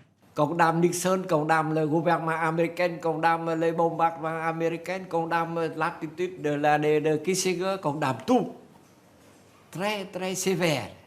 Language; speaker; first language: French; non-native, fluent; Vietnamese